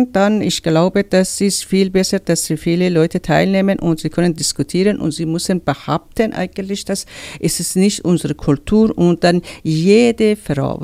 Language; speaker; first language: German; non-native, learner; Persian